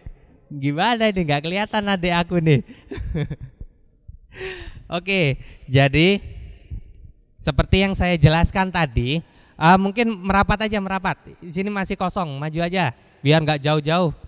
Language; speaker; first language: Indonesian; native; Indonesian